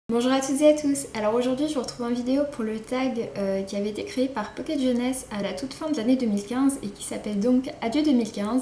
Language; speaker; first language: French; native; French